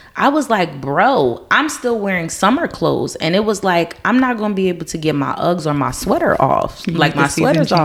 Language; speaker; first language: English; native; English